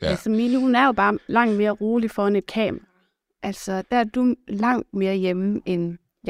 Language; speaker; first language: Danish; native; Danish